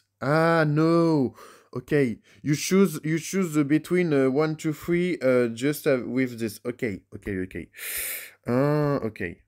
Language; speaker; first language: English; non-native, learner; French